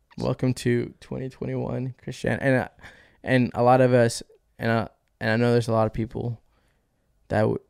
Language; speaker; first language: English; early bilingual, other home language; Spanish